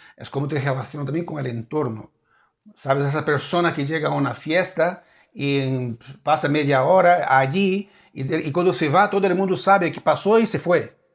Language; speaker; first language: Spanish; non-native, fluent; Portuguese